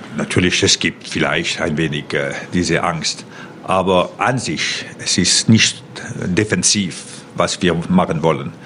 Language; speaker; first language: German; non-native, local second language; French